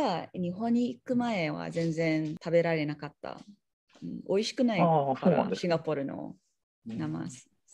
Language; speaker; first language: Japanese; non-native, learner; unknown